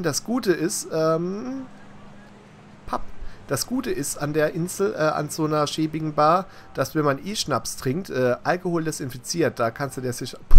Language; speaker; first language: German; native; German